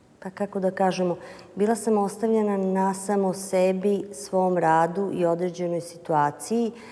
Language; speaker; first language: Serbian; native; Serbian